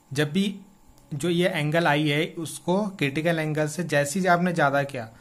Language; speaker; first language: Hindi; native; Hindi